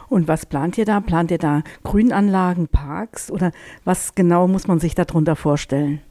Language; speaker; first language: German; native; German